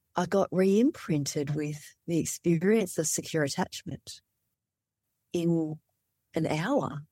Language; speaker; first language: English; native; English